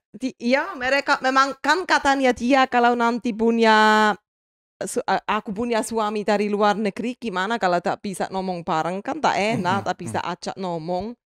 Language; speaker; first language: Indonesian; non-native, fluent; Swiss German